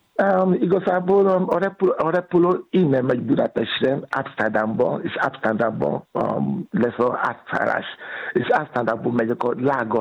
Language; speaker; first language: Hungarian; non-native, learner; Yoruba